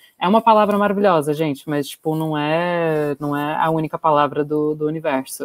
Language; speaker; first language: Portuguese; non-native, fluent; English